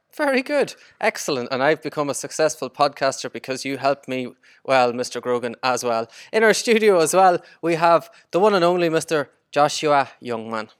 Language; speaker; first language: English; native; English